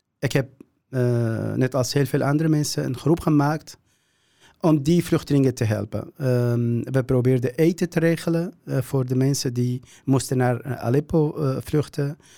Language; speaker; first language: Dutch; non-native, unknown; Kurdish